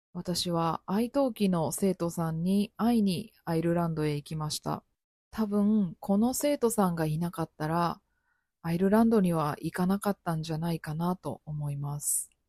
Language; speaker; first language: Japanese; native; Japanese